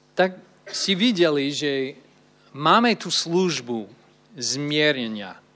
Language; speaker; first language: Slovak; non-native, fluent; English